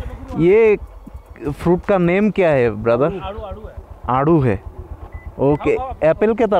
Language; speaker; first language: Hindi; non-native, learner; Bangla